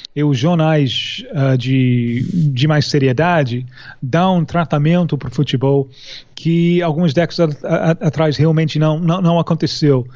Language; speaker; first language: Portuguese; non-native, fluent; English